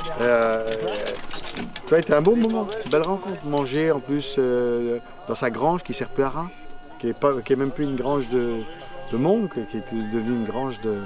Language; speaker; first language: French; native; French